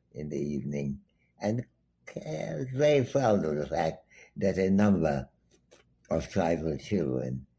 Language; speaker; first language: English; non-native, local second language; Bangla